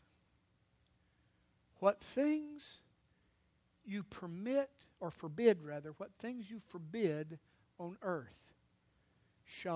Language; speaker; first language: English; native; English